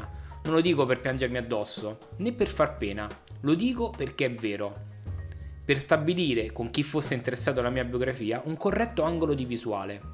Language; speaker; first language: Italian; native; Italian